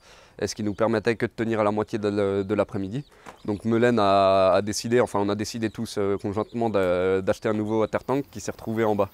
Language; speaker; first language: French; native; French